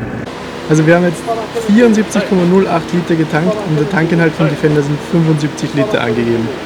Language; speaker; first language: German; native; German